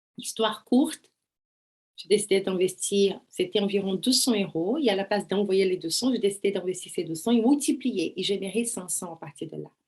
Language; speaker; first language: French; non-native, fluent; Portuguese